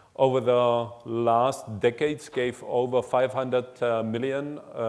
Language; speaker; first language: English; non-native, fluent; German